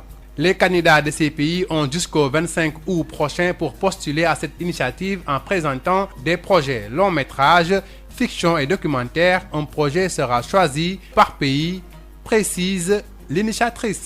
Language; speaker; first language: French; non-native, local second language; Wolof